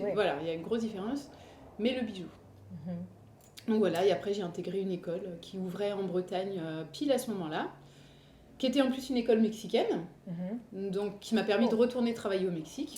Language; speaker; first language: French; native; French